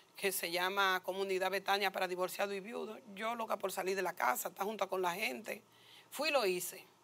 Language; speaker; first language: Spanish; native; Spanish